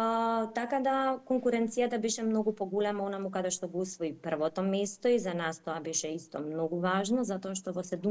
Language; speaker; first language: Macedonian; native; Macedonian